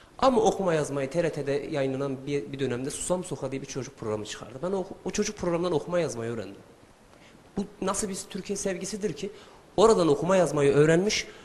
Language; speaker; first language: Turkish; early bilingual, heritage; Turkish